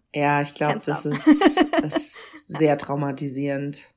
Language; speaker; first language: German; native; German